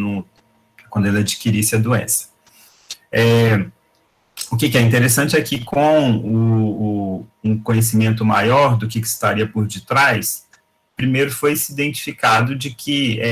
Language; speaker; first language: Portuguese; native; Portuguese